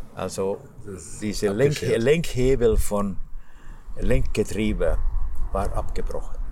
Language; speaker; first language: German; non-native, fluent; Finnish